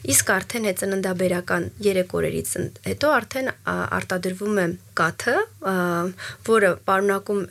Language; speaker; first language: Armenian; native; Armenian